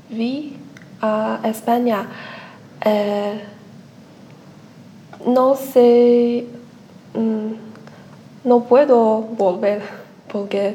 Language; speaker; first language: Spanish; non-native, learner; Chinese